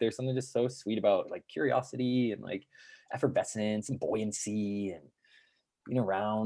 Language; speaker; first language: English; native; English